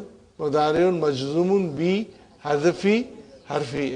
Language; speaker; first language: Arabic; non-native, fluent; Urdu